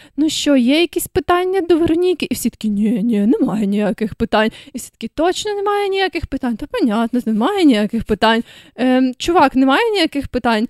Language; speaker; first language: Ukrainian; native; Ukrainian